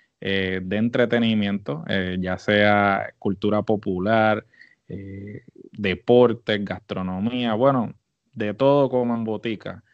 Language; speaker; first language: Spanish; native; Spanish